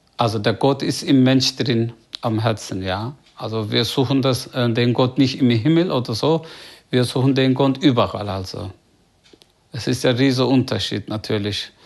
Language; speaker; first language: German; non-native, fluent; Turkish